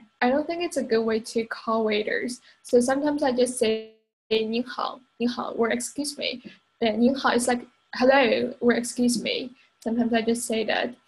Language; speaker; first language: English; non-native, fluent; Chinese